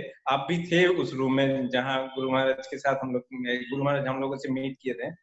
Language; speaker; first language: Hindi; native; Hindi